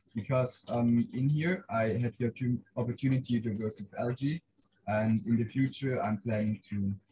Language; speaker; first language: English; non-native, fluent; Swiss German